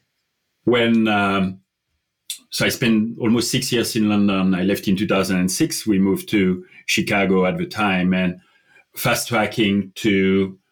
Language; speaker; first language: English; non-native, fluent; French